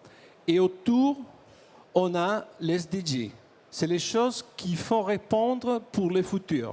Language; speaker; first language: French; non-native, learner; Italian